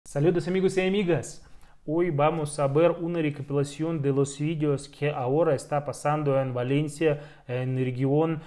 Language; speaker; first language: Spanish; non-native, fluent; Russian